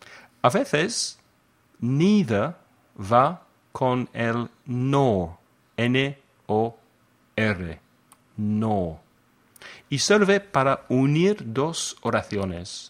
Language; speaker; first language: Spanish; non-native, fluent; English